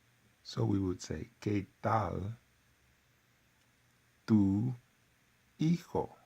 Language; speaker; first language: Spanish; non-native, fluent; English